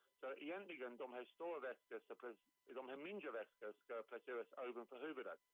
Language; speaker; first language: Swedish; non-native, fluent; English